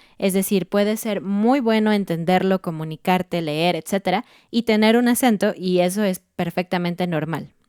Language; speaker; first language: Spanish; native; Spanish